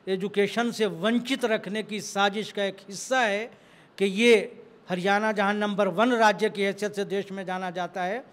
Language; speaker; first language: Hindi; native; Hindi